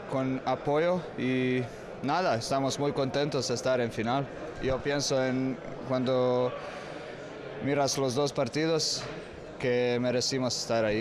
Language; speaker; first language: Spanish; non-native, learner; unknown